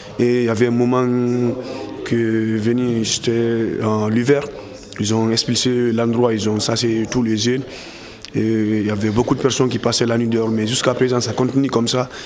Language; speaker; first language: French; non-native, local second language; Fula